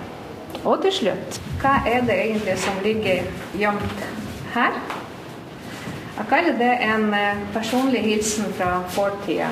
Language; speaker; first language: Norwegian; non-native, fluent; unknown